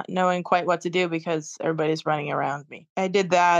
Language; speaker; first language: English; native; English